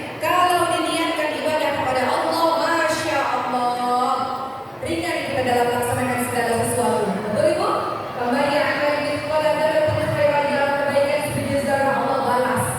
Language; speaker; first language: Indonesian; native; Indonesian